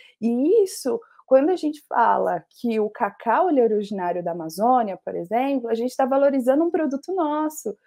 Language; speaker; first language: Portuguese; native; Portuguese